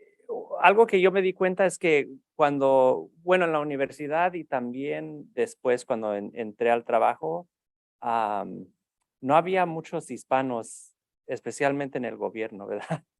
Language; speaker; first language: Spanish; early bilingual, heritage; Spanish